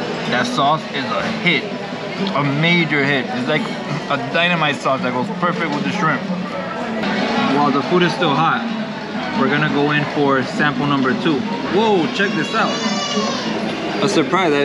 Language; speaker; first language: English; native; English